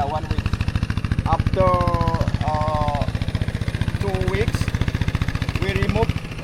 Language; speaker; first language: English; non-native, learner; Indonesian